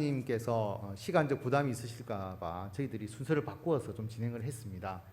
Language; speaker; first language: Korean; native; Korean